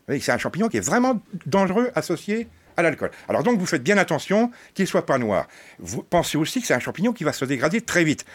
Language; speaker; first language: French; native; French